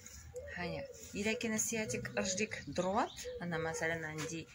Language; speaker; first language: Arabic; native; Arabic